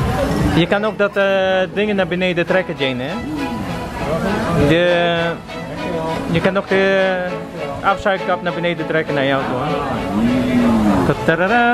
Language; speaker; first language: Dutch; non-native, fluent; Filipino